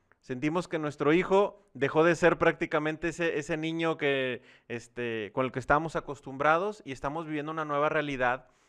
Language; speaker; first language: Spanish; native; Spanish